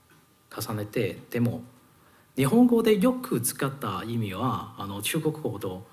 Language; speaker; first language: Japanese; non-native, learner; Cantonese